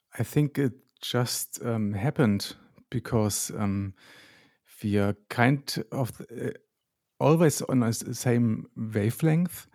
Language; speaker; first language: English; non-native, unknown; German